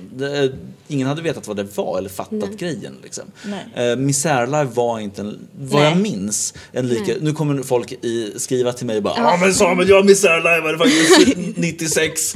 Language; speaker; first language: Swedish; native; Swedish